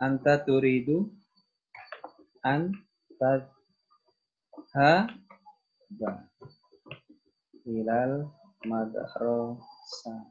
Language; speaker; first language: Arabic; non-native, fluent; Indonesian